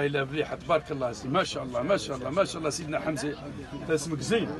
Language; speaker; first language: Arabic; native; Arabic